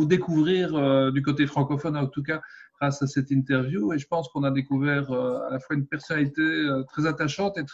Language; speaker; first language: French; native; French